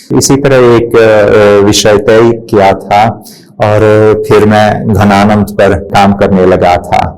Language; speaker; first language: Hindi; non-native, fluent; Hungarian